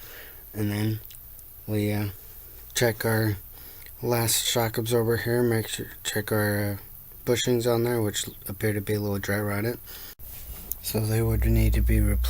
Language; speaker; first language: English; native; English